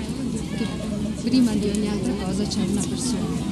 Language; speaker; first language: Italian; native; Italian